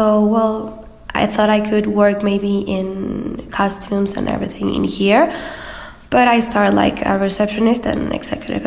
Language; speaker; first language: English; non-native, fluent; Spanish